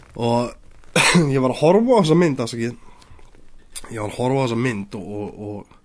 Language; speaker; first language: Icelandic; native; Icelandic